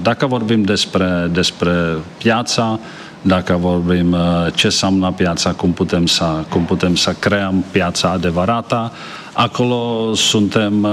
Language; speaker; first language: Romanian; non-native, fluent; Czech